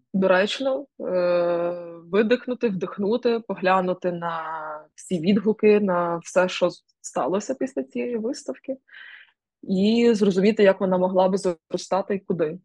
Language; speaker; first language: Ukrainian; native; Ukrainian